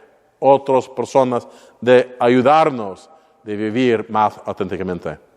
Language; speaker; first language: Spanish; non-native, learner; English